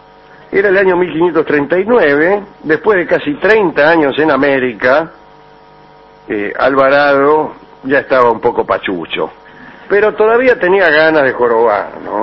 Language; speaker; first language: Spanish; native; Spanish